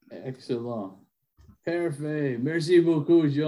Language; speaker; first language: French; non-native, learner; English